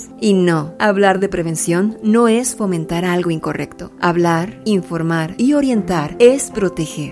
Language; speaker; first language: Spanish; native; Spanish